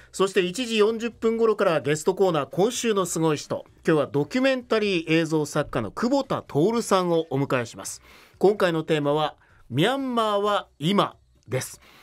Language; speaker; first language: Japanese; native; Japanese